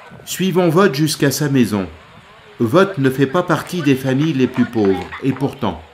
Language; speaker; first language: French; native; French